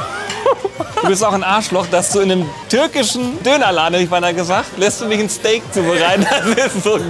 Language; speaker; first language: German; native; German